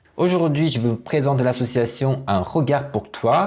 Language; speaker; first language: French; non-native, fluent; Korean